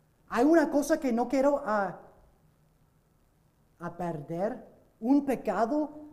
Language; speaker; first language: Spanish; non-native, learner; English